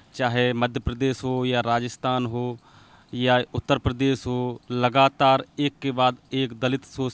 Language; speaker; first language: Hindi; native; Hindi